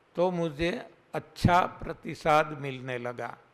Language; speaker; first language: Hindi; non-native, local second language; Gujarati